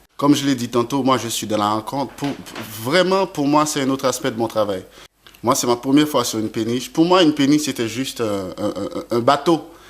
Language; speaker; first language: French; non-native, local second language; Haitian Creole